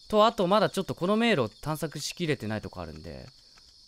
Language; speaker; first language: Japanese; native; Japanese